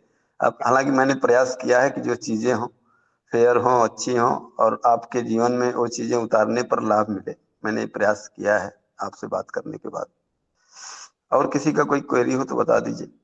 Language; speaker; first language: Hindi; native; Hindi